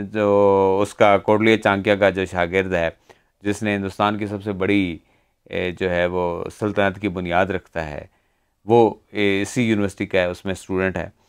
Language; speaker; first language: Urdu; native; Urdu